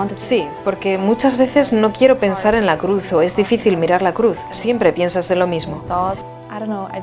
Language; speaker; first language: Spanish; non-native, fluent; German